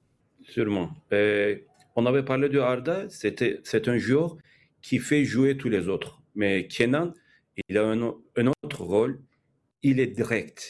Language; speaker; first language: French; non-native, fluent; Turkish